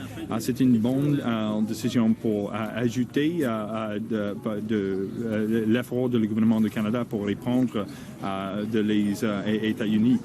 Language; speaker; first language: French; non-native, learner; English